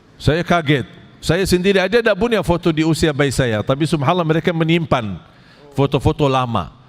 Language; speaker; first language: Malay; non-native, fluent; Arabic